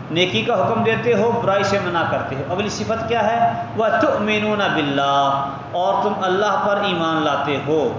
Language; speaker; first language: Urdu; non-native, local second language; Punjabi